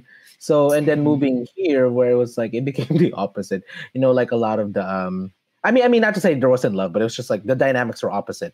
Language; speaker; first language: English; early bilingual, other home language; Filipino